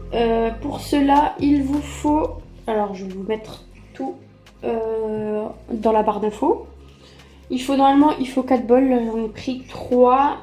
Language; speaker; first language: French; native; French